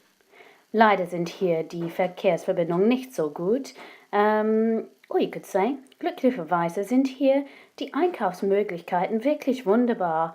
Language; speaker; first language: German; non-native, fluent; English